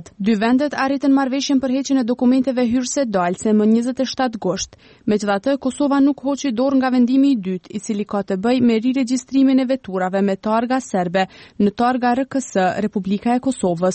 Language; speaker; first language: Albanian; native; Albanian